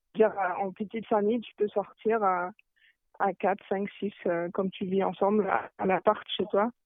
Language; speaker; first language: French; non-native, fluent; German